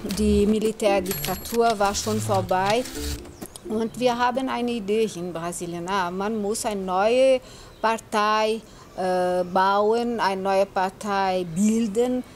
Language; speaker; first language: German; non-native, fluent; Portuguese